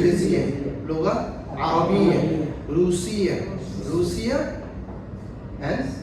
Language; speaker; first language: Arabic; non-native, fluent; Bangla